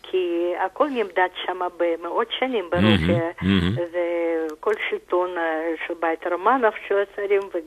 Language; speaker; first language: Hebrew; non-native, fluent; Russian